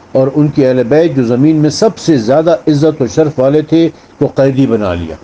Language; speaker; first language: Urdu; native; Urdu